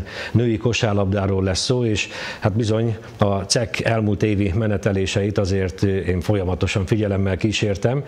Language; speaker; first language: Hungarian; native; Hungarian